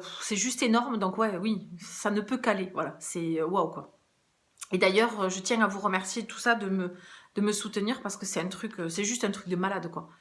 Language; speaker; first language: French; early bilingual, other home language; Portuguese